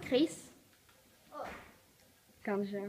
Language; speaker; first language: Swedish; early bilingual, other home language; Spanish